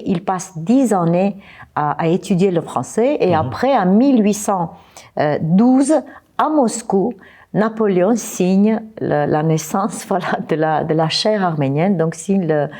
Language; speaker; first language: French; non-native, fluent; Armenian